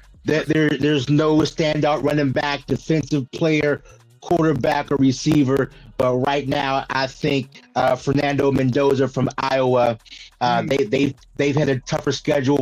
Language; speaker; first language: English; native; English